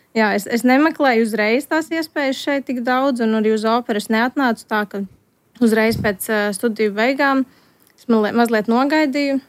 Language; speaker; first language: Latvian; native; Latvian